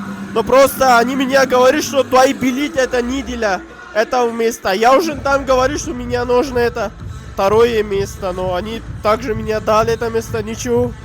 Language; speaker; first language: Russian; non-native, learner; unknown